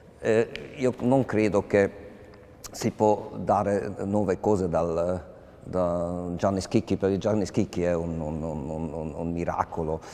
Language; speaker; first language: Italian; non-native, fluent; Hungarian